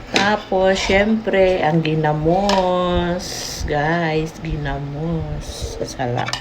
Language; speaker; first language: Filipino; non-native, local second language; Cebuano